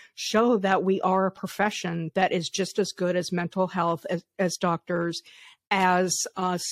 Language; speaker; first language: English; native; English